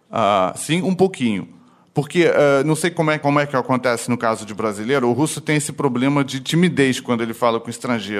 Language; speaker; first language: Portuguese; non-native, fluent; Russian